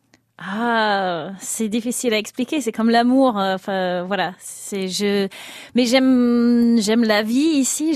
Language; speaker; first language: French; non-native, fluent; English